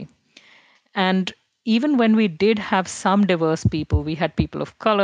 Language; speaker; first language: English; non-native, local second language; Hindi